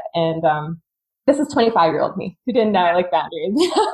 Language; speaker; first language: English; native; English